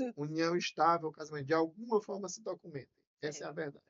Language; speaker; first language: Portuguese; native; Portuguese